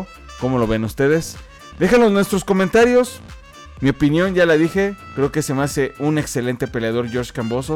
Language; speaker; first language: Spanish; native; Spanish